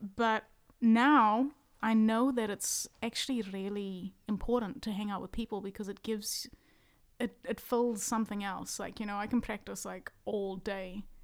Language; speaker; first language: English; native; English